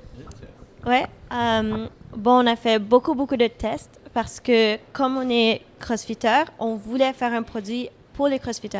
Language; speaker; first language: French; non-native, fluent; English